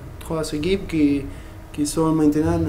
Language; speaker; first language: French; non-native, learner; Spanish